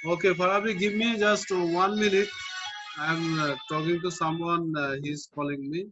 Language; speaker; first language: English; non-native, local second language; Bangla